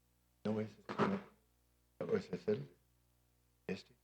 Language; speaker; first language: Spanish; non-native, fluent; English